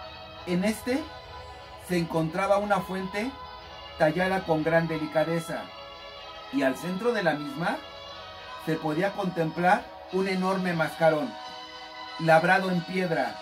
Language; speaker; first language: Spanish; native; Spanish